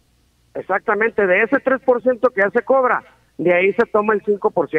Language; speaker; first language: Spanish; native; Spanish